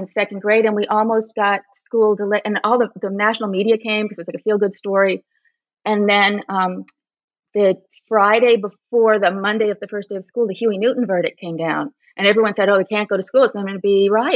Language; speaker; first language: English; native; English